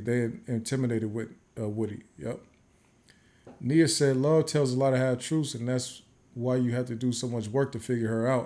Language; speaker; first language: English; native; English